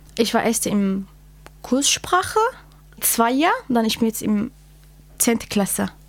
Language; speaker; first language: German; non-native, learner; Kurdish